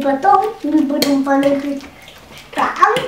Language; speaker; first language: Russian; early bilingual, heritage; Russian